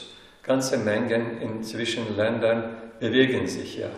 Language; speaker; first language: German; non-native, fluent; Turkish